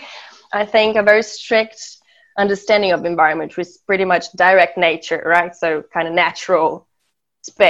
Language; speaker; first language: English; non-native, fluent; Portuguese